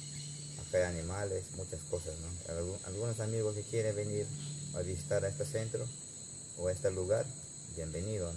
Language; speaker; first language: Spanish; non-native, local second language; Shipibo-Conibo